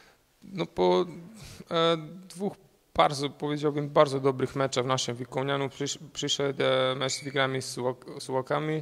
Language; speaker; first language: Polish; non-native, fluent; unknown